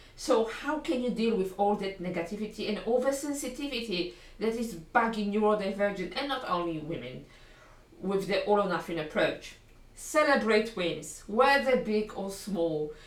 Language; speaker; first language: English; non-native, fluent; Polish